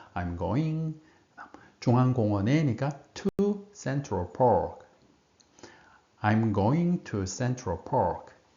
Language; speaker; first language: English; non-native, fluent; Korean